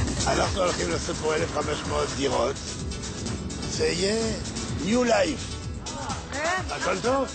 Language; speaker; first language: Hebrew; non-native, learner; French